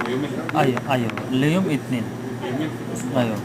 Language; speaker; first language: Arabic; non-native, learner; Bangla